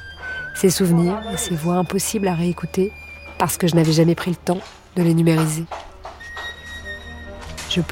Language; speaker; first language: French; native; French